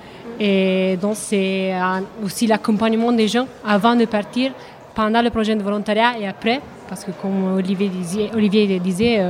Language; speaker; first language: French; non-native, learner; Italian